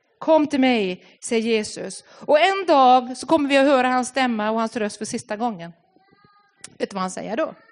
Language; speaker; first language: Swedish; non-native, fluent; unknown